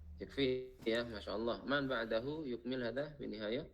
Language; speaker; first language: Arabic; non-native, fluent; Indonesian